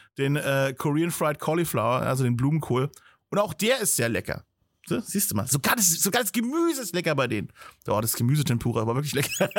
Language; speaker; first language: German; native; German